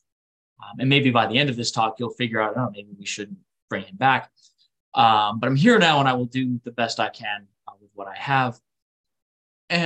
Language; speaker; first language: English; native; English